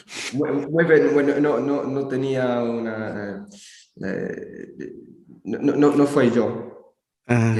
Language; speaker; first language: Spanish; non-native, learner; English